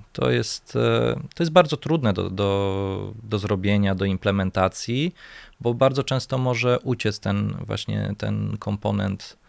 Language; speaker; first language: Polish; native; Polish